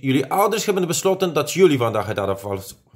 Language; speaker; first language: Dutch; non-native, fluent; Polish